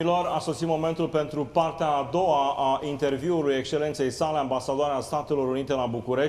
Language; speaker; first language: Romanian; native; Romanian